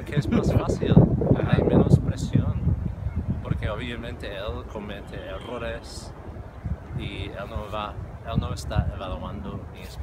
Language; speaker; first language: Spanish; non-native, fluent; English